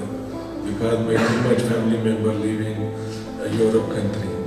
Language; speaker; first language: English; non-native, learner; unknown